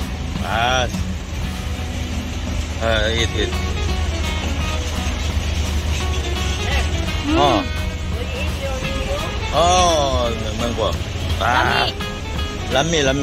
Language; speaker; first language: Korean; native; Korean